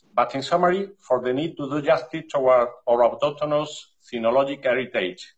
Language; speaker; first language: English; non-native, learner; Spanish